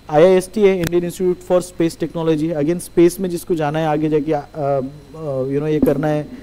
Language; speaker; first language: Hindi; non-native, local second language; Marathi